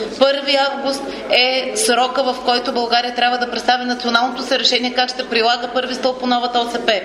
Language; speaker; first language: Bulgarian; native; Bulgarian